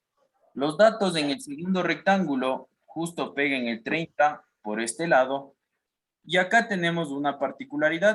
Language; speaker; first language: Spanish; native; Spanish